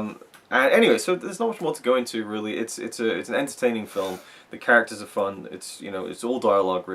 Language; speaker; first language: English; native; English